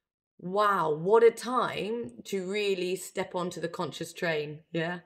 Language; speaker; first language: English; native; English